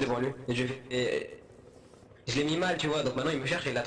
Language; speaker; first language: French; native; French